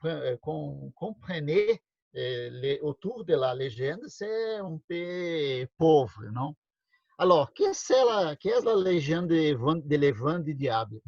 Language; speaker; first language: French; non-native, learner; Portuguese